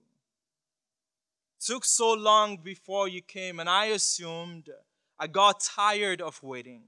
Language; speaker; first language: English; non-native, local second language; Yoruba